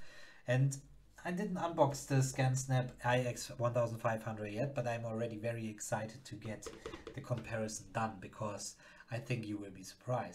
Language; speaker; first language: English; non-native, fluent; German